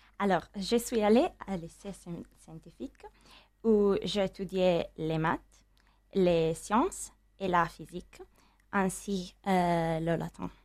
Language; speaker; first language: French; non-native, learner; Italian